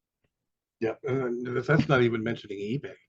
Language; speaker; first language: English; native; English